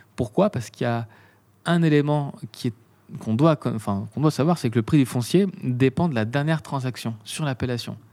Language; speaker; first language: French; native; French